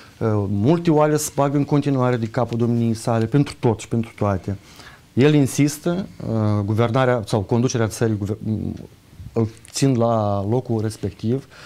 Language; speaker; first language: Romanian; native; Romanian